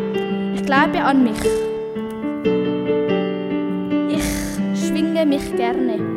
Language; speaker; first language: German; non-native, learner; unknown